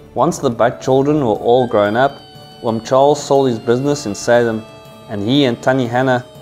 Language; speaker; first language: English; native; English